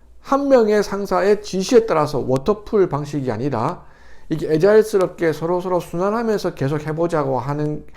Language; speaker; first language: Korean; native; Korean